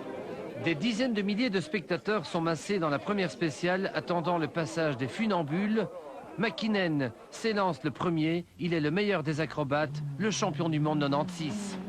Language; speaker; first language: French; native; French